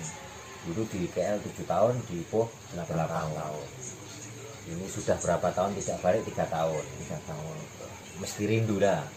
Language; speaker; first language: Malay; non-native, local second language; Javanese